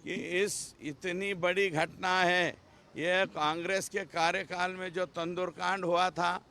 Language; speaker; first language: Hindi; non-native, local second language; Marathi